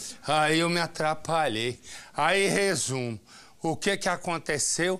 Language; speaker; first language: Portuguese; native; Portuguese